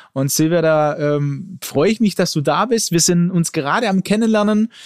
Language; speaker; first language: German; early bilingual, other home language; Greek